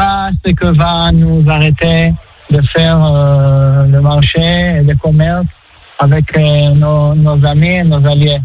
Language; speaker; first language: French; non-native, fluent; Hebrew